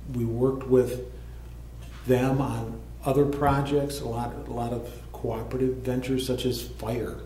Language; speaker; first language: English; native; English